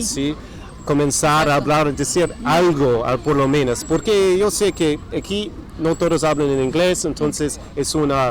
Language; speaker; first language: Spanish; non-native, fluent; English